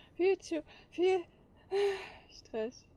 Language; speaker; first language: German; native; German